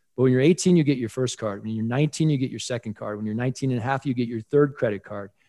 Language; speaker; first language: English; native; English